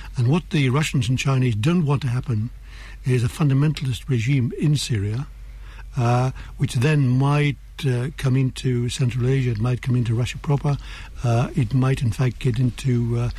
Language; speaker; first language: English; native; English